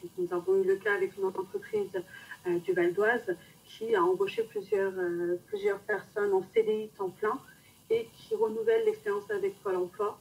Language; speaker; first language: French; native; French